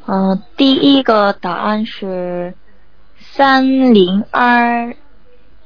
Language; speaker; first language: Chinese; non-native, learner; Korean